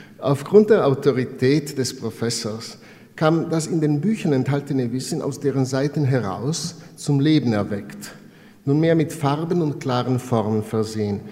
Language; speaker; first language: German; non-native, fluent; Italian